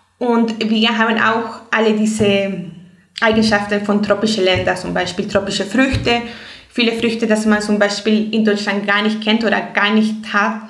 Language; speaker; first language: German; non-native, fluent; Spanish